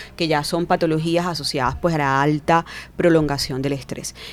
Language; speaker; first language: Spanish; native; Spanish